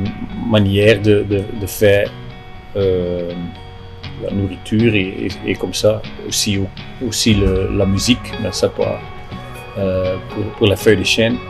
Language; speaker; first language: French; non-native, local second language; Dutch